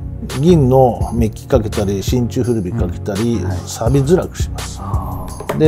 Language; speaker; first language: Japanese; native; Japanese